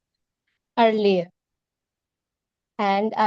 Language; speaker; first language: English; non-native, learner; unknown